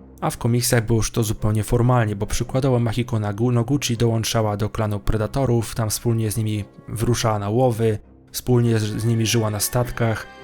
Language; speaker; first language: Polish; native; Polish